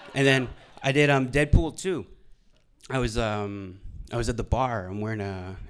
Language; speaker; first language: English; native; English